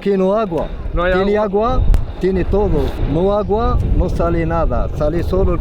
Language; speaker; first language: Spanish; non-native, learner; Arabic